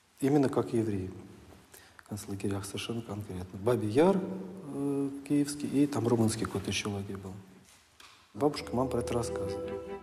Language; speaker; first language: Russian; native; Russian